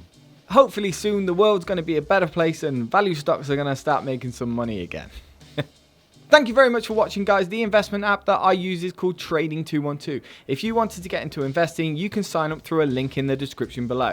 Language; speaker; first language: English; native; English